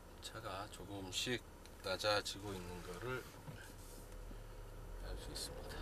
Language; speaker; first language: Korean; native; Korean